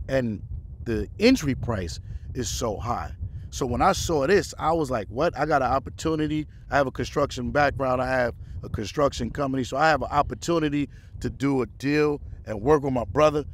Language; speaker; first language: English; native; English